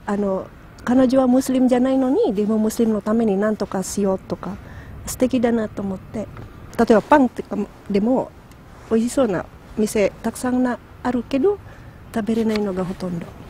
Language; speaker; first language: Japanese; non-native, fluent; Indonesian